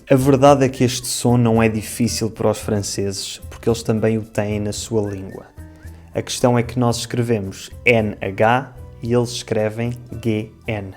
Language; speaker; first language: Portuguese; native; Portuguese